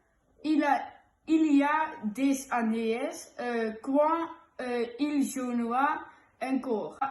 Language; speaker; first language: French; non-native, learner; Dutch